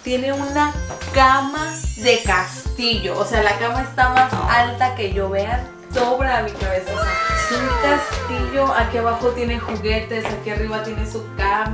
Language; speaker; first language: Spanish; native; Spanish